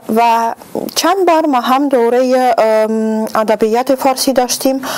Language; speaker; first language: Persian; non-native, fluent; Russian